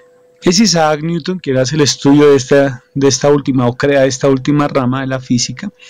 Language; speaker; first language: Spanish; native; Spanish